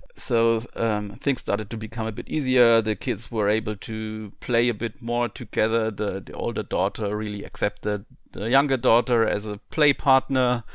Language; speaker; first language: English; non-native, fluent; German